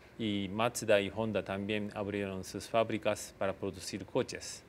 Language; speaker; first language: Spanish; non-native, fluent; Japanese